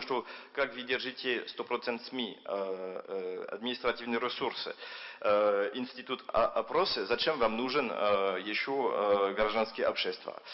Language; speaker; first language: Russian; non-native, fluent; French